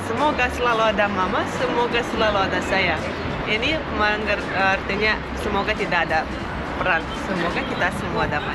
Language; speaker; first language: Indonesian; non-native, fluent; Russian